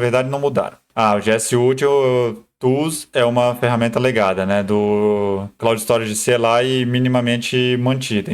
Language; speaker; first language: Portuguese; native; Portuguese